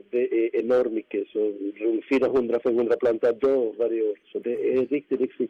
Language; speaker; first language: Swedish; non-native, fluent; Spanish